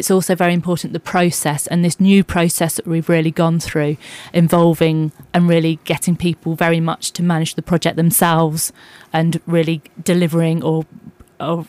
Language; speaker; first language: English; native; English